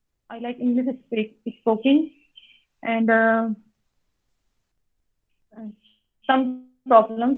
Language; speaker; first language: English; non-native, learner; Hindi